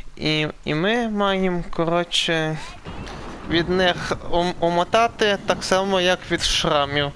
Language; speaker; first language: Ukrainian; native; Ukrainian